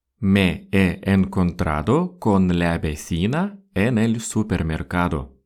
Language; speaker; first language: Spanish; non-native, fluent; Russian